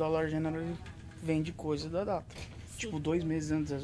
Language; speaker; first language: Portuguese; native; Portuguese